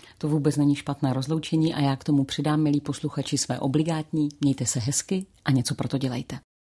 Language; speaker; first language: Czech; native; Czech